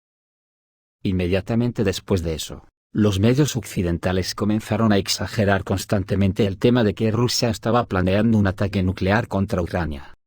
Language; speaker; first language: Spanish; native; Spanish